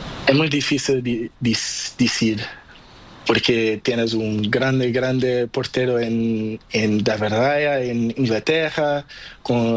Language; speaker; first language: Spanish; non-native, learner; Portuguese